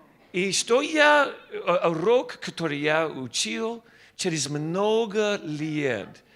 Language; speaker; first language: Russian; non-native, learner; English